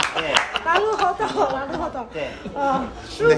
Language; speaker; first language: Japanese; non-native, fluent; Chinese